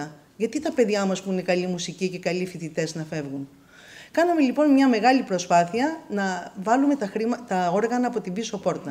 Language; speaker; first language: Greek; native; Greek